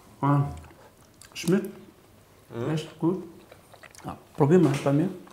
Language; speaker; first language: German; non-native, fluent; Arabic